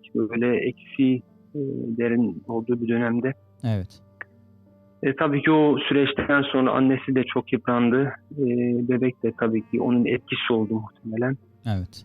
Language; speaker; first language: Turkish; native; Turkish